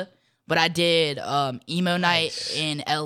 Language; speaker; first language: English; native; English